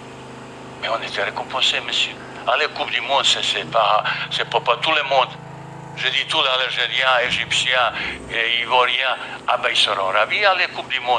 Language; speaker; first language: French; non-native, fluent; Bosnian